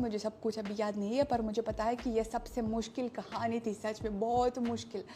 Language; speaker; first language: Hindi; non-native, fluent; Russian